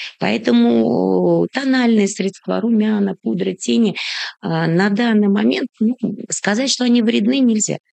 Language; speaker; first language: Russian; native; Russian